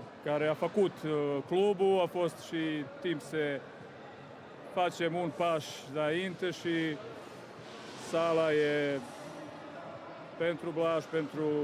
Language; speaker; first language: Romanian; non-native, fluent; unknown